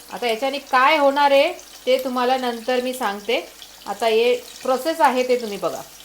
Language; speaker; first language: Marathi; native; Marathi